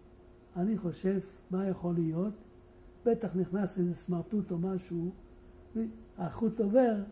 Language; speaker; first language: Hebrew; non-native, fluent; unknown